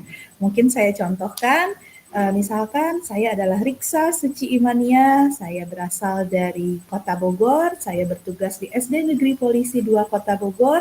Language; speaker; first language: Indonesian; native; Indonesian